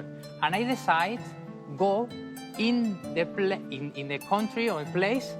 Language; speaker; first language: English; non-native, learner; Spanish